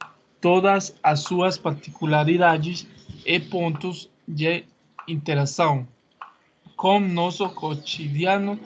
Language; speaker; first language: Portuguese; non-native, learner; Spanish